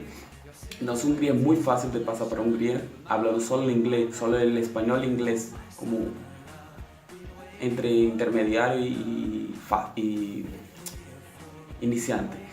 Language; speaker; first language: Spanish; non-native, local second language; Portuguese